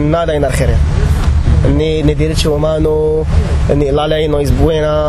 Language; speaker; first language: Spanish; non-native, learner; Arabic